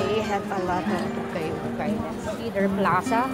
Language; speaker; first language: English; non-native, local second language; Filipino